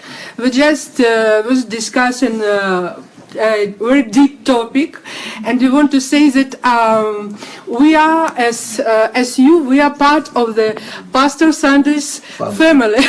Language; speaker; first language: English; non-native, learner; Russian